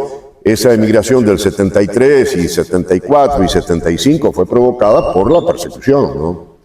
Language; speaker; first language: Spanish; native; Spanish